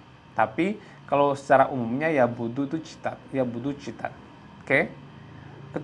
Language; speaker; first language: Indonesian; native; Indonesian